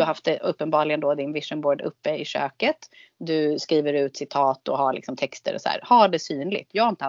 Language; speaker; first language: Swedish; native; Swedish